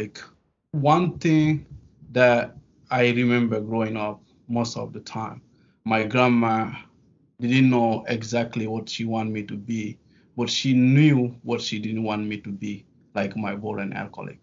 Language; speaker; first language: English; non-native, fluent; Fula